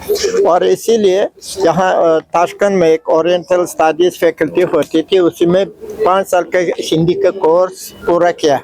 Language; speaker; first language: Hindi; non-native, fluent; Uzbek